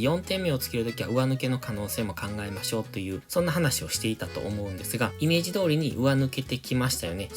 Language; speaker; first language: Japanese; native; Japanese